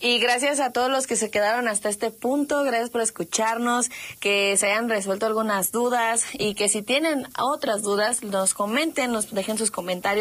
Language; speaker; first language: Spanish; native; Spanish